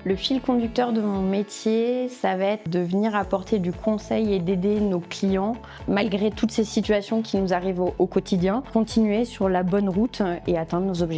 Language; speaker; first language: French; native; French